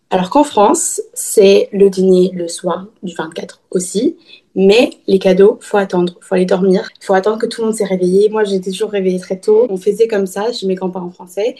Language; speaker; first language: French; early bilingual, heritage; German